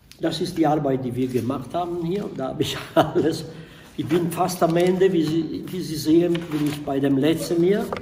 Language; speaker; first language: German; non-native, fluent; Italian